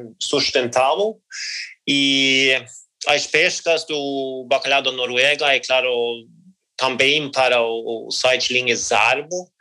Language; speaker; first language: Portuguese; non-native, learner; Norwegian